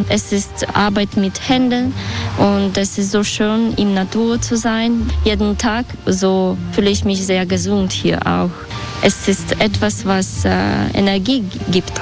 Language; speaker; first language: German; non-native, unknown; Russian